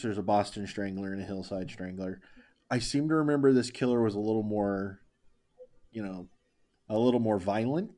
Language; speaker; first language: English; native; English